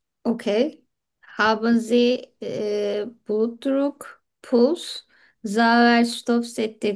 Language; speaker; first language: German; non-native, fluent; Turkish